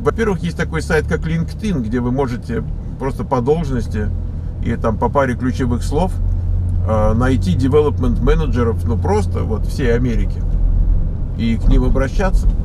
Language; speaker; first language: Russian; native; Russian